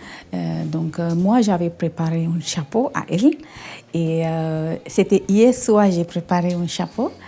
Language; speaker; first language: French; non-native, learner; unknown